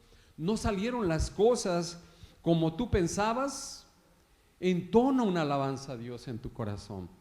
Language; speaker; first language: Spanish; native; Spanish